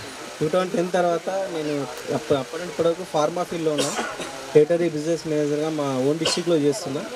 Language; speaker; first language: Telugu; native; Telugu